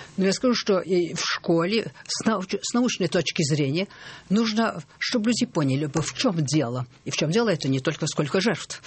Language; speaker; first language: Russian; early bilingual, heritage; Russian